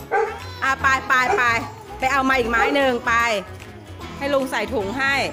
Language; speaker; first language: Thai; native; Thai